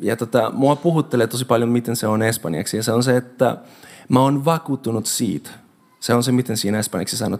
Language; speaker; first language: Finnish; non-native, fluent; Spanish